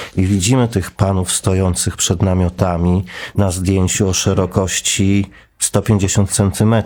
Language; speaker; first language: Polish; native; Polish